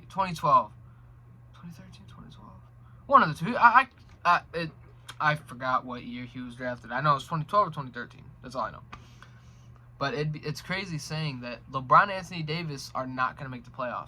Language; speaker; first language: English; native; English